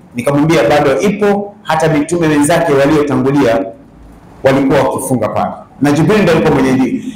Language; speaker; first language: Swahili; native; Swahili